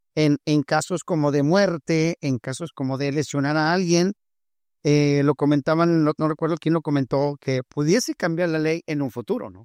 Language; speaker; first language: Spanish; native; Spanish